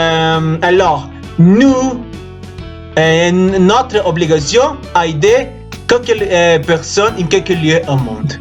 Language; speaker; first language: French; non-native, learner; Spanish